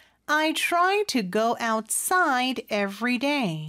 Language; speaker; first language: English; non-native, fluent; Korean